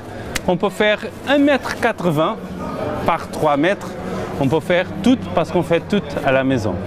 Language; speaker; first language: French; non-native, learner; Portuguese